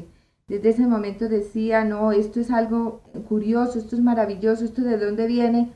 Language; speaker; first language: Spanish; native; Spanish